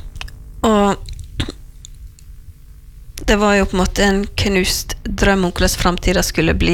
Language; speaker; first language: Norwegian; native; Norwegian